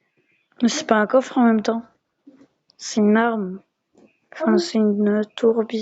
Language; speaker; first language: French; native; French